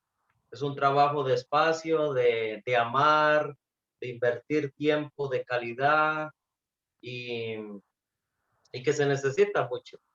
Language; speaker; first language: Spanish; non-native, fluent; Portuguese